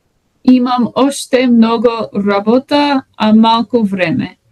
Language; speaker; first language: Bulgarian; non-native, learner; English